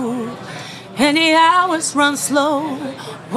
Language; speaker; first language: English; non-native, fluent; Bosnian